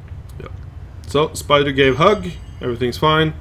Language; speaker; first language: English; non-native, fluent; Norwegian